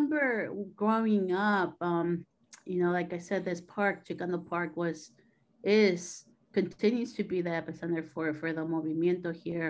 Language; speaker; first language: English; native; English